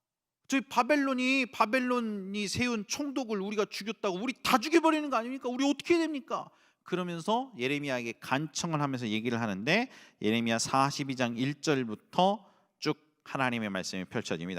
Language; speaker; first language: Korean; native; Korean